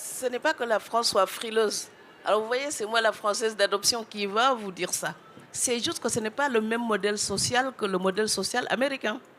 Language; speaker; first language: French; non-native, local second language; Wolof